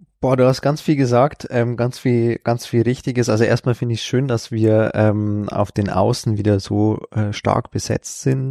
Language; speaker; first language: German; native; German